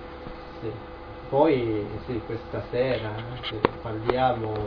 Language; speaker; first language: Italian; non-native, learner; Japanese